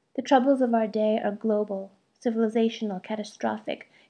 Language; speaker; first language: English; early bilingual, other home language; Malayalam